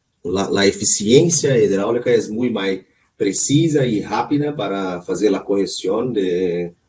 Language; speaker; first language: Spanish; non-native, learner; Portuguese